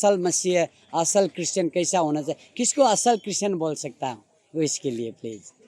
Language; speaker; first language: Hindi; non-native, learner; Nepali